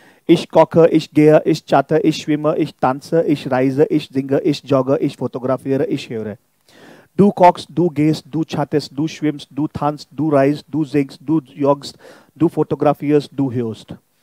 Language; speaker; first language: German; non-native, fluent; Hindi